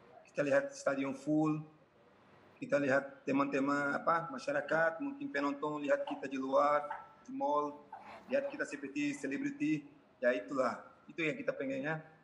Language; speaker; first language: Indonesian; non-native, fluent; Portuguese